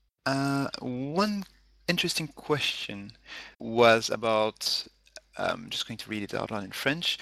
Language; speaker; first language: English; non-native, fluent; French